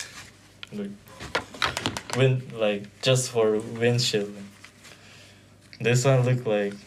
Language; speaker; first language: English; non-native, fluent; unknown